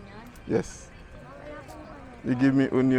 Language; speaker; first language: English; non-native, learner; French